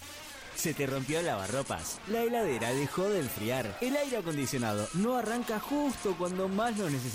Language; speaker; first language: Spanish; native; Spanish